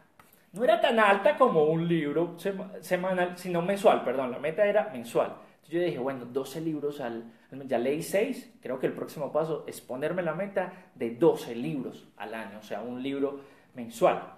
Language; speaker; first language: Spanish; native; Spanish